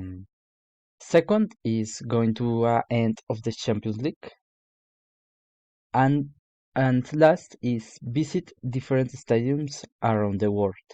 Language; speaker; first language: English; non-native, learner; Spanish